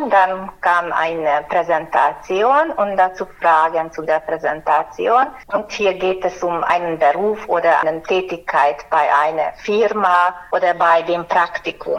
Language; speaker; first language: German; non-native, fluent; Hungarian